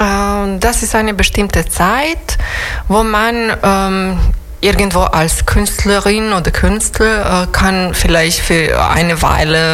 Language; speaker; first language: German; non-native, fluent; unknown